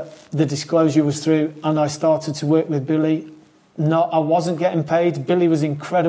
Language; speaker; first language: English; native; English